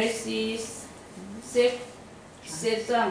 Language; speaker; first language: French; non-native, learner; Korean